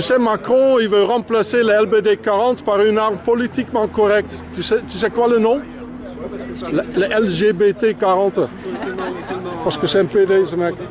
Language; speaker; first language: French; non-native, fluent; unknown